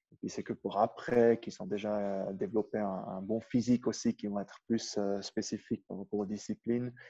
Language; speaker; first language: French; non-native, local second language; German